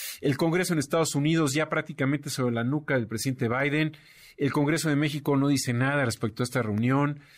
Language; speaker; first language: Spanish; native; Spanish